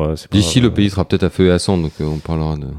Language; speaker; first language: French; native; French